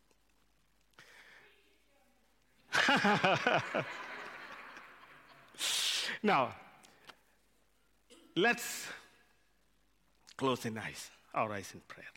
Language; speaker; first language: English; non-native, local second language; Malayalam